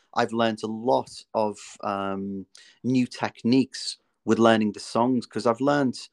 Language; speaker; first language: English; native; English